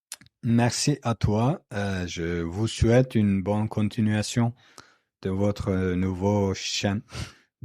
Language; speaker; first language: French; non-native, learner; Kurdish